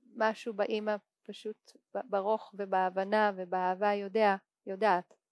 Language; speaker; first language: Hebrew; native; Hebrew